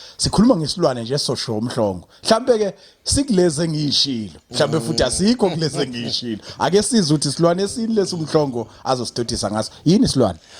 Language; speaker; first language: Zulu; native; Zulu